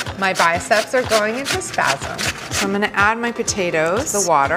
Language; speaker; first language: English; native; English